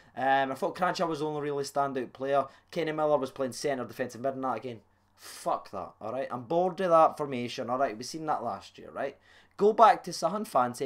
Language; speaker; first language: English; native; English